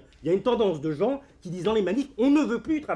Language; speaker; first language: French; native; French